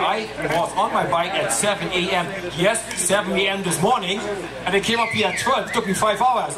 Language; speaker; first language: English; non-native, fluent; German